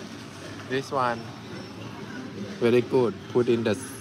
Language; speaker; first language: English; non-native, learner; Thai